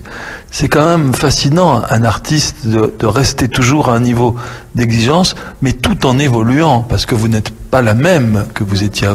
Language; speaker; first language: French; native; French